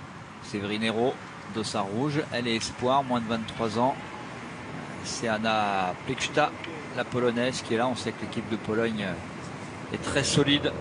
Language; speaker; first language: French; native; French